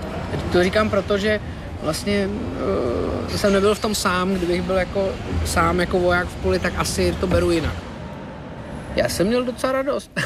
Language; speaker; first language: Czech; native; Czech